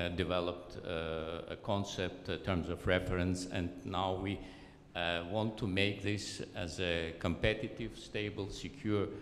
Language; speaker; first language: English; non-native, fluent; Azerbaijani